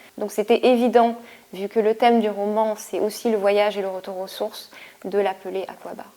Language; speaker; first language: French; native; French